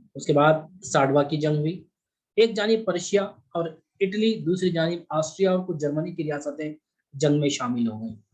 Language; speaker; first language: Urdu; native; Urdu